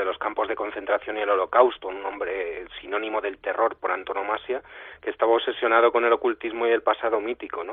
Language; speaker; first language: Spanish; native; Spanish